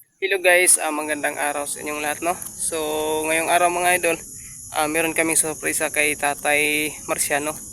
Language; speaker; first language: Filipino; non-native, local second language; Cebuano